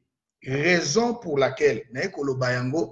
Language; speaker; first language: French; non-native, local second language; Lingala